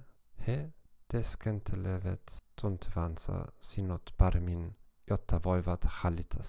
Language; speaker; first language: Finnish; non-native, fluent; German